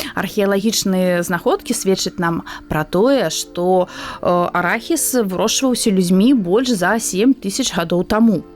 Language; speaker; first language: Belarusian; native; Belarusian